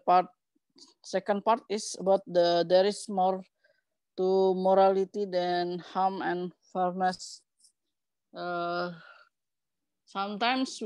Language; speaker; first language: English; non-native, learner; Indonesian